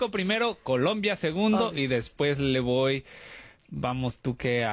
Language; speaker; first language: Spanish; early bilingual, heritage; Spanish